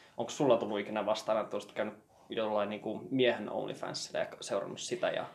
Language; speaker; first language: Finnish; non-native, local second language; Swedish